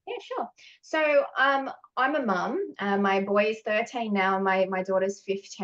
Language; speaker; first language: English; native; English